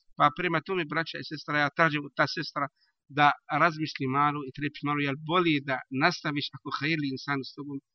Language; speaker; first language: Bosnian; non-native, learner; Arabic